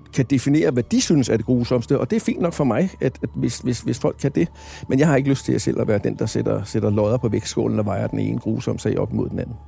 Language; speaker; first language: Danish; native; Danish